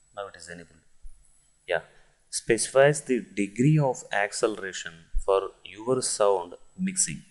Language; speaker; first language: English; non-native, local second language; Telugu